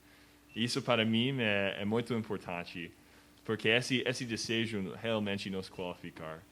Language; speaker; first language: Portuguese; non-native, learner; English